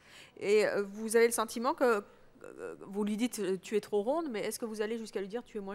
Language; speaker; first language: French; native; French